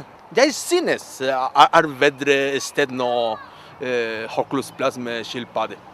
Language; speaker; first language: Norwegian; non-native, learner; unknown